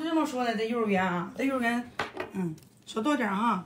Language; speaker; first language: Chinese; native; Chinese